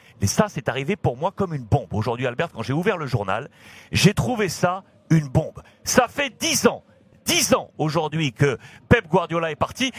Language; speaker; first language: French; native; French